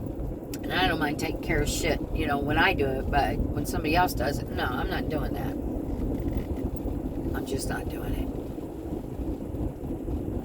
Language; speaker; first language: English; native; English